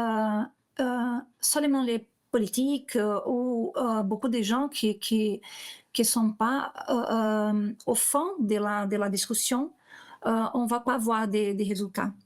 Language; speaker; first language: French; non-native, learner; Portuguese